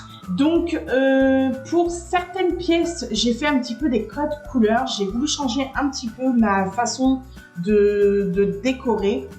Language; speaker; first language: French; native; French